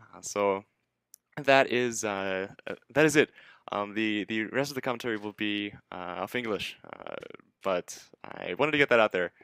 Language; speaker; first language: English; native; English